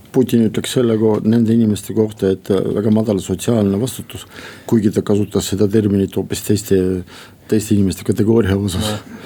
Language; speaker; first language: Estonian; non-native, local second language; Russian